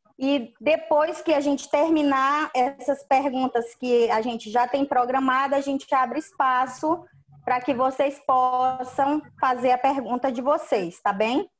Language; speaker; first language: Portuguese; native; Portuguese